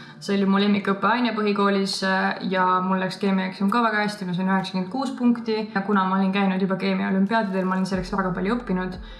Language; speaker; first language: Estonian; native; Estonian